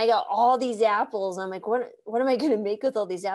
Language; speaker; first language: English; native; English